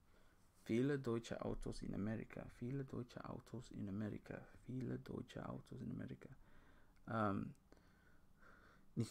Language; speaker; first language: German; non-native, learner; English